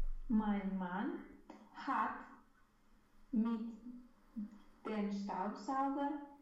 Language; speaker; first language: German; non-native, learner; Romanian